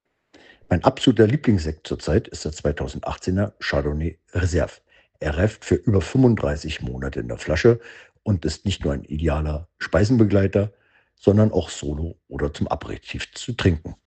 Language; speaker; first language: German; native; German